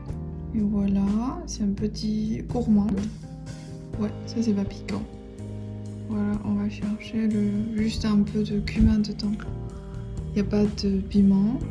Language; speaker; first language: French; non-native, learner; Chinese